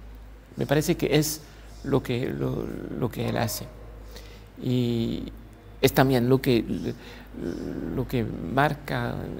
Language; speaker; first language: Spanish; non-native, fluent; French